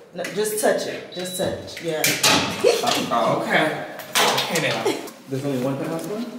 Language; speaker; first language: English; native; English